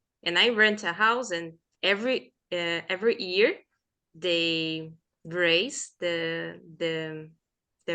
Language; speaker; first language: English; non-native, fluent; Portuguese